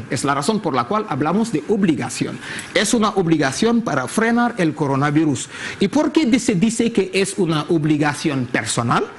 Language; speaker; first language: Spanish; non-native, fluent; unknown